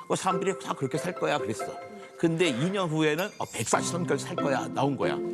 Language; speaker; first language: Korean; native; Korean